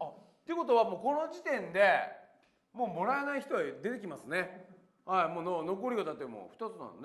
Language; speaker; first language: Japanese; native; Japanese